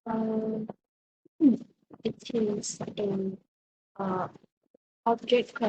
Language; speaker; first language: English; non-native, learner; Vietnamese